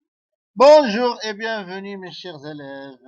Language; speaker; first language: French; non-native, local second language; Arabic